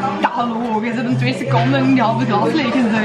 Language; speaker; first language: Dutch; native; Dutch